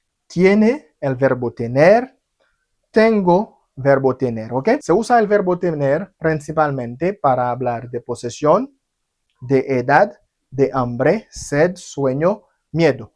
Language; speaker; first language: Spanish; non-native, fluent; Haitian Creole